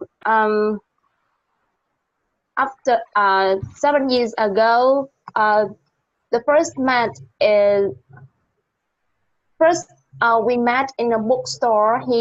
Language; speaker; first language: English; non-native, learner; Vietnamese